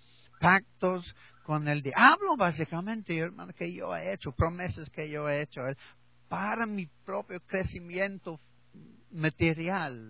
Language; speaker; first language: Spanish; non-native, learner; English